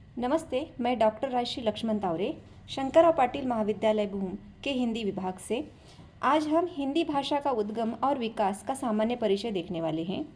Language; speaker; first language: Hindi; non-native, local second language; Marathi